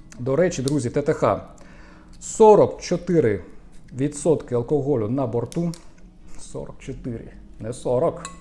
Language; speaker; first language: Ukrainian; non-native, local second language; Russian